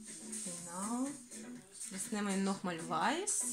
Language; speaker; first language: German; non-native, learner; Russian